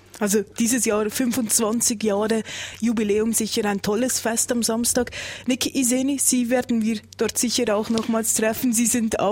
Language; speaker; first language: German; native; German